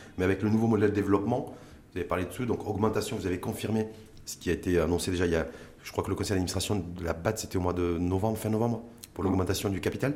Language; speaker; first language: French; non-native, local second language; Arabic